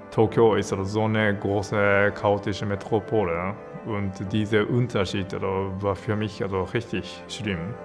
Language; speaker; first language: German; non-native, fluent; Japanese